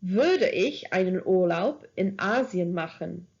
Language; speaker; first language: German; non-native, fluent; English